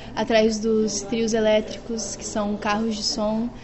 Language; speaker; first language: Portuguese; native; Portuguese